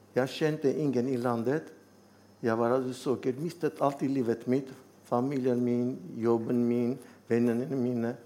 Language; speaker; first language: Norwegian; non-native, fluent; Bangla